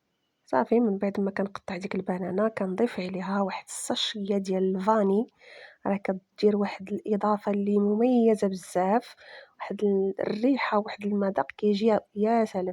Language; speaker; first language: Arabic; native; Arabic